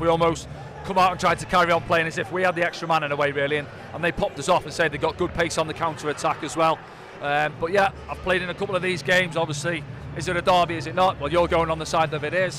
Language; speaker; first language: English; native; English